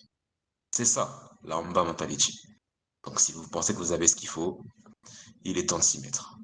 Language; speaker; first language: French; native; French